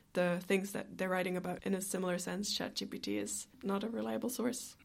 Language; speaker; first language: English; non-native, fluent; German